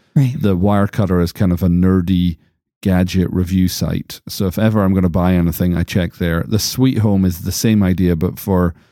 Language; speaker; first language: English; native; English